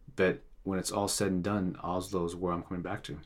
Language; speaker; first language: English; non-native, fluent; Tigrinya